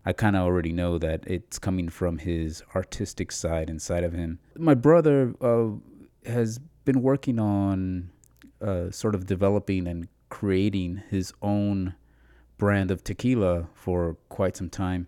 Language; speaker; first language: English; early bilingual, other home language; Spanish